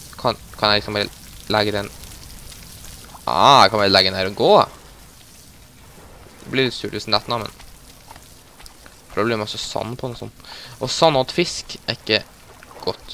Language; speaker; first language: Norwegian; native; Norwegian